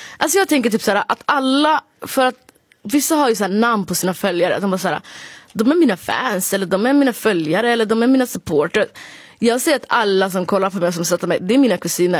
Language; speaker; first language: Swedish; early bilingual, other home language; Somali